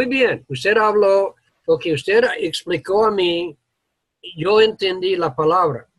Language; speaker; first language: Spanish; non-native, learner; English